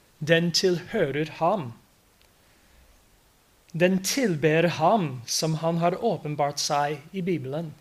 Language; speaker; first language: Norwegian; non-native, fluent; English